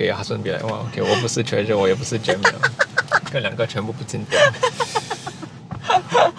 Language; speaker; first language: Chinese; early bilingual, other home language; English